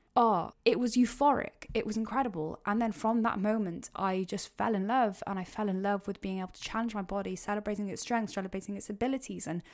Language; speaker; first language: English; native; English